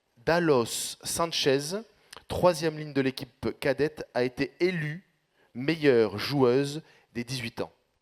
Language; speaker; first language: French; native; French